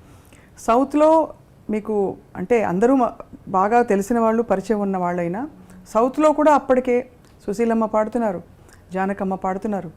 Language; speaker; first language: Telugu; native; Telugu